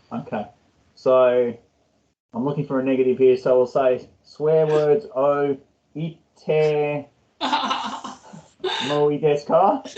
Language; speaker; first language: English; non-native, learner; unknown